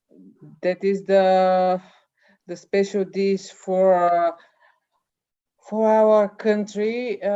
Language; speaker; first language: English; non-native, learner; Bulgarian